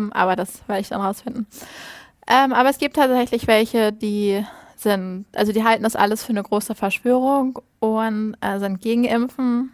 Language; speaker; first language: German; native; German